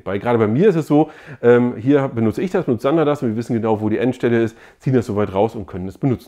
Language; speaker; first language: German; native; German